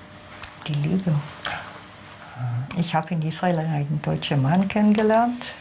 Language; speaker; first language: German; non-native, fluent; Hebrew